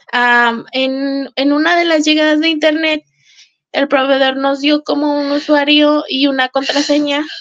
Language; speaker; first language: Spanish; native; Spanish